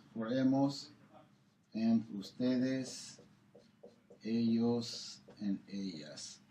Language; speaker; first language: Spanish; non-native, fluent; English